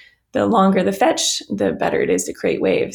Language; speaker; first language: English; native; English